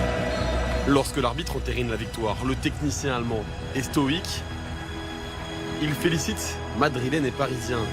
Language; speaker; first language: French; native; French